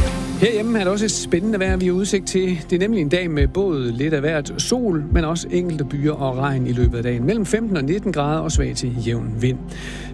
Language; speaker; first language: Danish; native; Danish